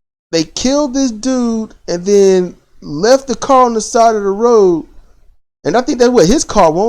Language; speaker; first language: English; native; English